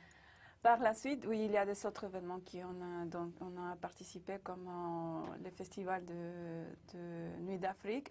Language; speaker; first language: French; non-native, fluent; Spanish